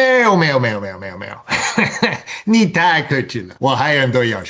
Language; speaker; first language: Chinese; non-native, fluent; English